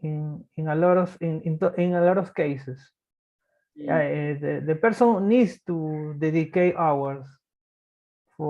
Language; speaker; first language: English; non-native, learner; Spanish